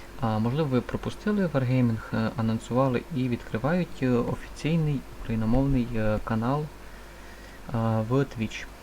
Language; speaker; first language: Ukrainian; native; Ukrainian